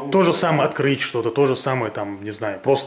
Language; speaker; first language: Russian; native; Russian